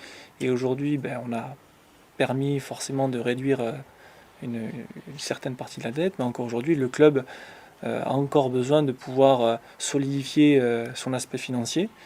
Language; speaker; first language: French; native; French